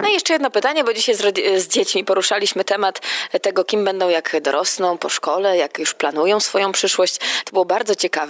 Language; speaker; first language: Polish; native; Polish